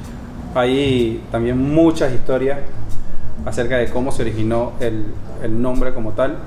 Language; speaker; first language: Spanish; native; Spanish